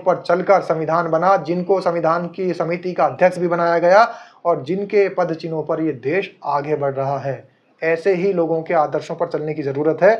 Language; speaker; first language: Hindi; native; Hindi